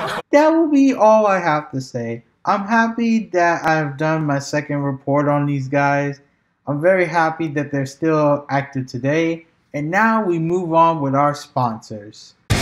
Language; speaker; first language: English; native; English